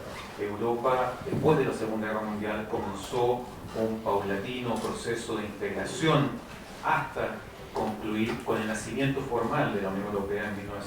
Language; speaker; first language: Spanish; native; Spanish